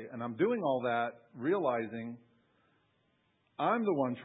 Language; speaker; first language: English; native; English